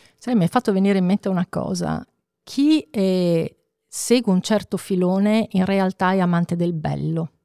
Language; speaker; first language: Italian; native; Italian